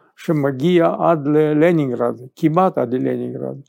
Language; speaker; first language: Hebrew; non-native, fluent; Yiddish